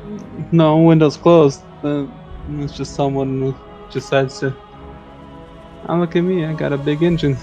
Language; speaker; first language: English; native; English